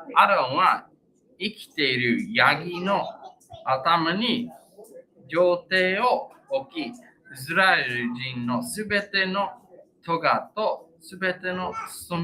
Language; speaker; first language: Japanese; non-native, fluent; English